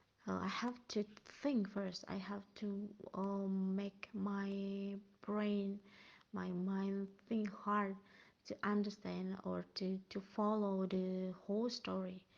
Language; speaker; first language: English; non-native, learner; Indonesian